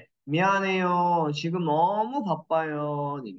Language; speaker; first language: Korean; non-native, fluent; Kyrgyz